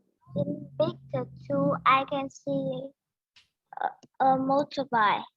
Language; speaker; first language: English; non-native, learner; Vietnamese